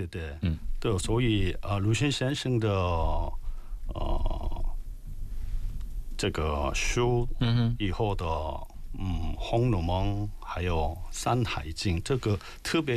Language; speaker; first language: Chinese; non-native, learner; Korean